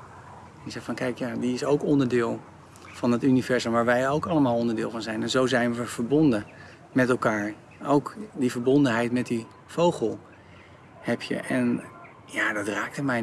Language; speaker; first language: Dutch; native; Dutch